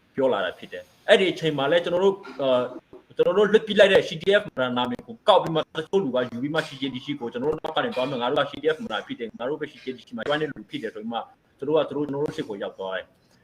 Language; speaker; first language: Burmese; non-native, local second language; Hakha Chin